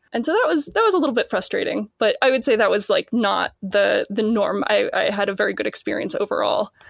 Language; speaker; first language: English; native; English